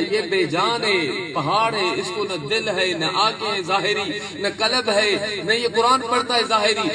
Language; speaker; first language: Urdu; non-native, local second language; Sindhi